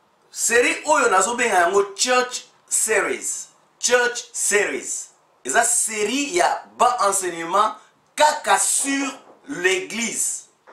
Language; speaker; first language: French; non-native, local second language; Lingala